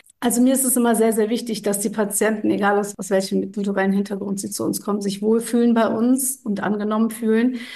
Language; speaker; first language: German; early bilingual, other home language; Turkish